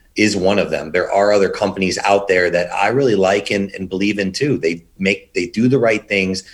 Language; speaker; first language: English; native; English